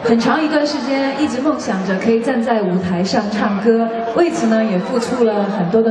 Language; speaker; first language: Chinese; native; Chinese